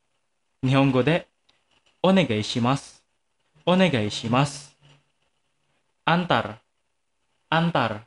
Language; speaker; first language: Japanese; non-native, fluent; Indonesian